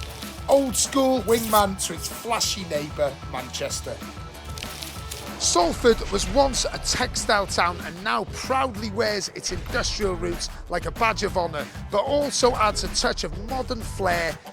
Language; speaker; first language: English; native; English